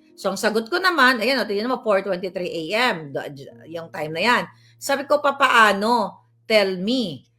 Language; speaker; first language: Filipino; native; Filipino